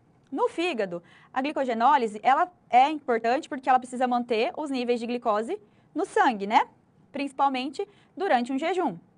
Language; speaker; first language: Portuguese; native; Portuguese